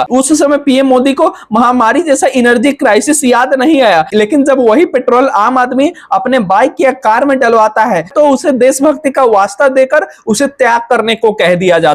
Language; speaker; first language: Hindi; native; Hindi